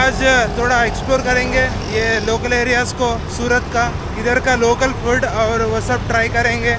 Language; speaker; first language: Hindi; non-native, local second language; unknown